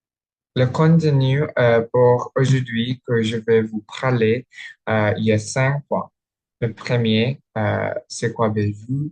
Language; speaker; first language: French; non-native, learner; Indonesian